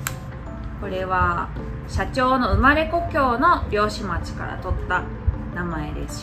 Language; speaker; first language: Japanese; native; Japanese